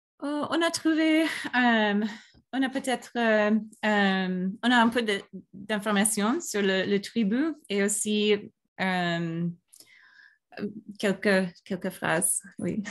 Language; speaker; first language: French; non-native, fluent; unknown